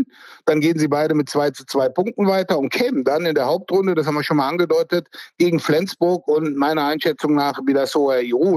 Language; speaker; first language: German; native; German